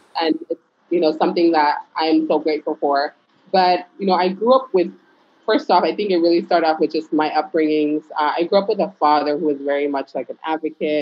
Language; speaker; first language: English; early bilingual, other home language; Fula